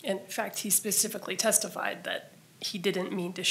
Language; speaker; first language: English; native; English